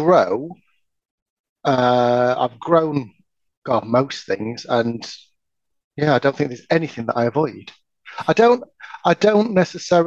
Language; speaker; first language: English; native; English